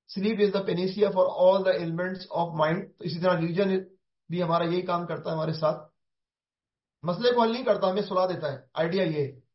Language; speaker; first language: Urdu; native; Urdu